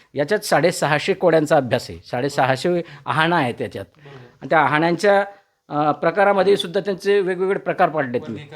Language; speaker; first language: Marathi; native; Marathi